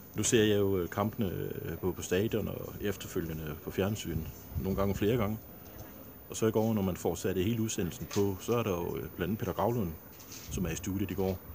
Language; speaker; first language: Danish; native; Danish